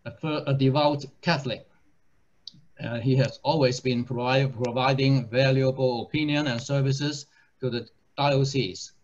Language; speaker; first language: English; non-native, local second language; Chinese